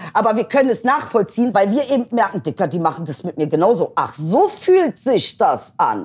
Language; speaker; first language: German; early bilingual, other home language; Turkish